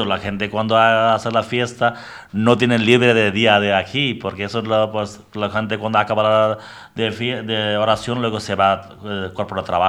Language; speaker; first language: Spanish; non-native, learner; Bangla